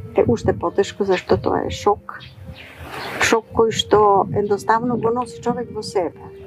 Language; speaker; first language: Macedonian; early bilingual, heritage; Macedonian